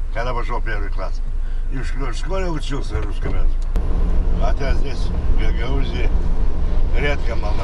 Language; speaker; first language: Russian; non-native, local second language; Romanian